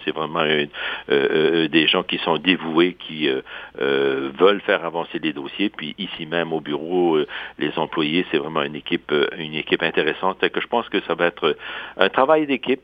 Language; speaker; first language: French; native; French